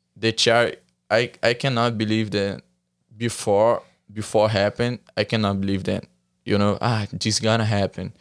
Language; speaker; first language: English; non-native, learner; Portuguese